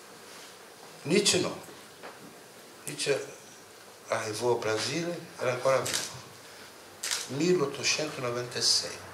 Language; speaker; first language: Italian; non-native, learner; Portuguese